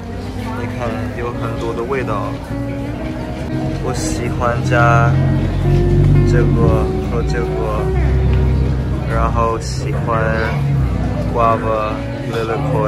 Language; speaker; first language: Chinese; non-native, fluent; English